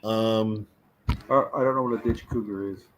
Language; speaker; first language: English; native; English